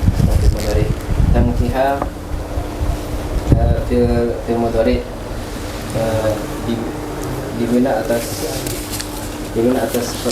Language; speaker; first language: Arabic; non-native, learner; Indonesian